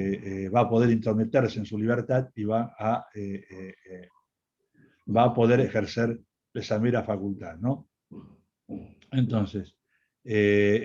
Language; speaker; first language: Spanish; native; Spanish